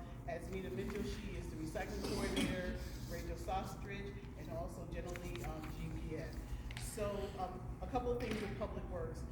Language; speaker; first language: English; native; English